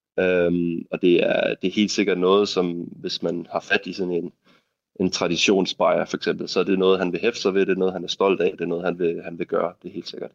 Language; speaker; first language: Danish; native; Danish